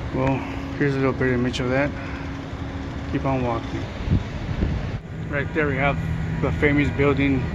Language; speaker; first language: English; native; English